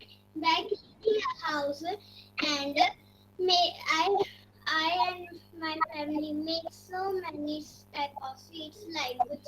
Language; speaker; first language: English; non-native, learner; Hindi